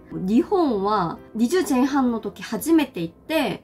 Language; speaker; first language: Japanese; non-native, fluent; Korean